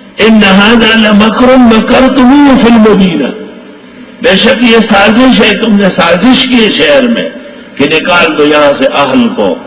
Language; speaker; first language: Urdu; non-native, local second language; Pashto